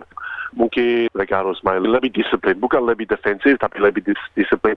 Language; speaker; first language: Indonesian; non-native, fluent; Croatian